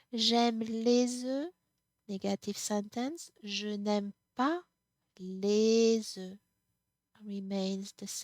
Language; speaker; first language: French; non-native, fluent; English